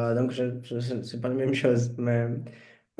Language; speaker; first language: French; non-native, learner; Portuguese